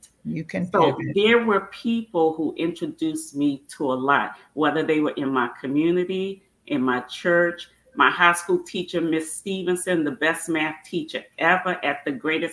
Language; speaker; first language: English; native; English